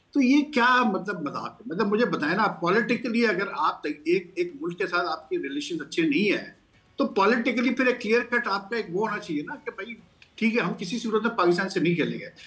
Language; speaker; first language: Urdu; non-native, local second language; Punjabi